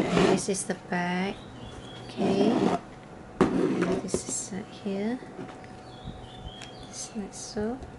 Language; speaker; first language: English; non-native, learner; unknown